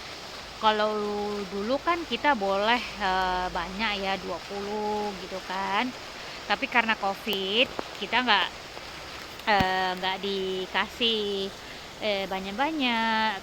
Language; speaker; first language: Indonesian; native; Indonesian